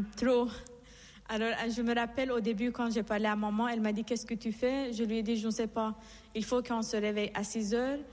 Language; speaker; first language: French; non-native, fluent; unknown